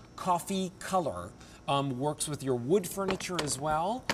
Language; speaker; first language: English; native; English